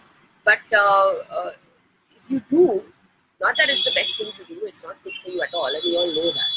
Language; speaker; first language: English; non-native, local second language; Hindi